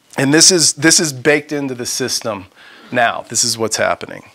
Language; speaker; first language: English; native; English